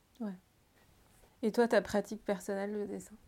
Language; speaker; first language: French; native; French